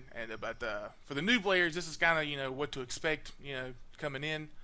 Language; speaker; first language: English; native; English